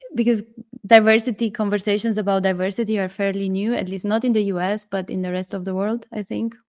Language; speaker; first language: English; non-native, fluent; Romanian